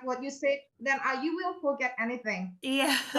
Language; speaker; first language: English; non-native, fluent; Indonesian